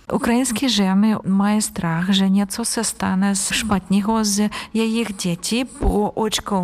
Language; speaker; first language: Czech; non-native, fluent; Ukrainian